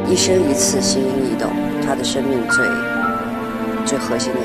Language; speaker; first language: Chinese; native; Chinese